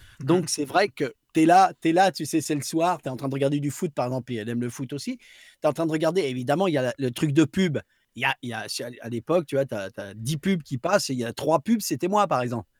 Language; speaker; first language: French; native; French